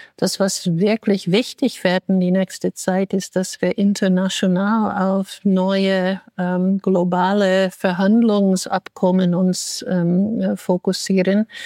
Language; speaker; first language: German; non-native, fluent; English